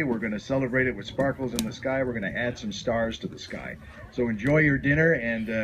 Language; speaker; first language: English; native; English